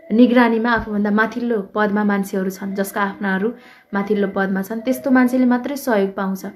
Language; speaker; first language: Nepali; native; Nepali